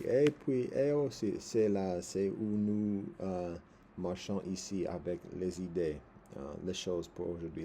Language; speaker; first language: French; non-native, learner; English